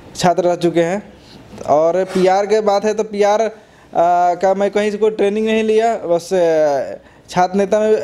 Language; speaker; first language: Hindi; native; Hindi